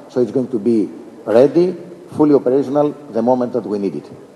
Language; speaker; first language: English; non-native, fluent; Greek